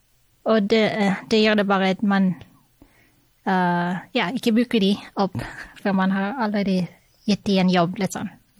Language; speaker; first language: Norwegian; non-native, fluent; English